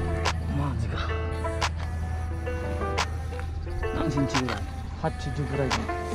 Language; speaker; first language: Japanese; native; Japanese